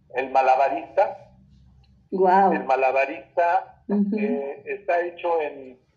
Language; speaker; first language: Spanish; native; Spanish